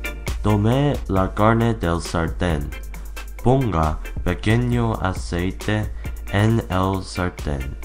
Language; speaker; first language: Spanish; non-native, learner; English